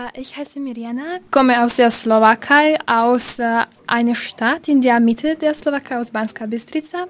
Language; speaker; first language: German; non-native, learner; Slovak